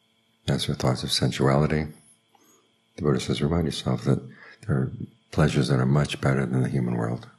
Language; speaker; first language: English; native; English